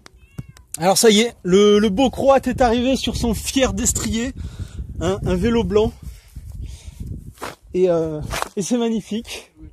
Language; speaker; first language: French; native; French